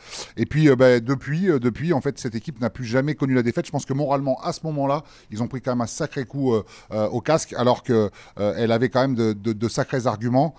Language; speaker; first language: French; native; French